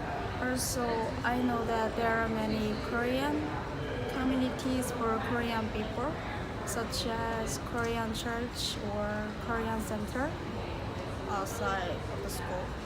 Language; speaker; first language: English; non-native, learner; Korean